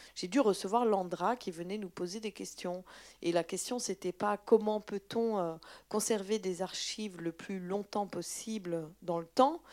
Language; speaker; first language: French; native; French